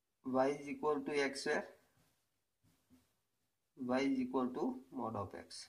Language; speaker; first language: English; non-native, local second language; Gujarati